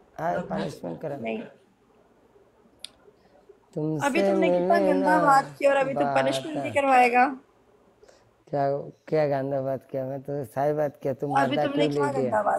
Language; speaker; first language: Hindi; non-native, learner; Bangla